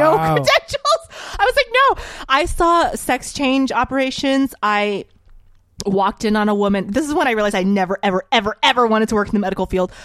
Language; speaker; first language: English; native; English